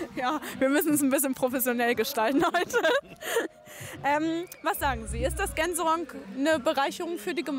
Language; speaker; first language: German; native; German